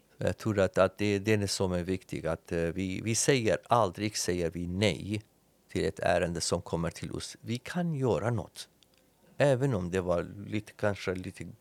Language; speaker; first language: Swedish; non-native, learner; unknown